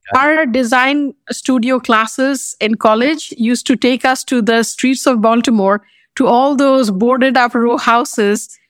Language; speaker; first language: English; non-native, local second language; Bangla